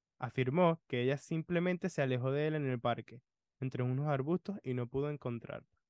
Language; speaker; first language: Spanish; early bilingual, other home language; English